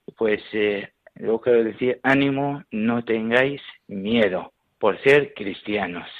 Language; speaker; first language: Spanish; non-native, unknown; Syriac